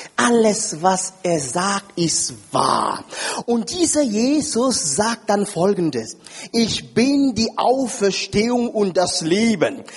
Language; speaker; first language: German; non-native, fluent; French